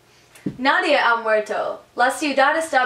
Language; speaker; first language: Spanish; non-native, learner; English